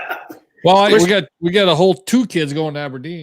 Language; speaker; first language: English; native; English